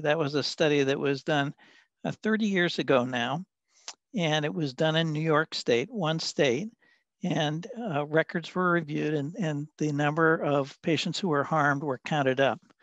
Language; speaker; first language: English; native; English